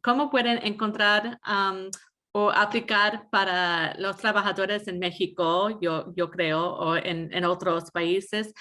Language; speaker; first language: Spanish; non-native, fluent; English